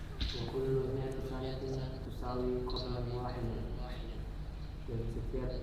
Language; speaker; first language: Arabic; non-native, learner; Indonesian